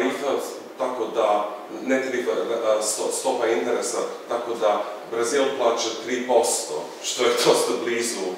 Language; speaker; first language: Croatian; non-native, fluent; English